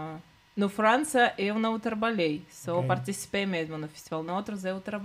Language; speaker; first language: Portuguese; non-native, learner; Russian